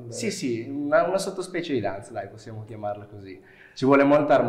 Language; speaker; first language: Italian; native; Italian